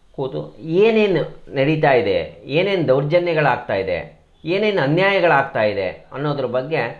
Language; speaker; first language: Kannada; native; Kannada